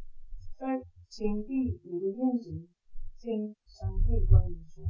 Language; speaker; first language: Chinese; non-native, fluent; English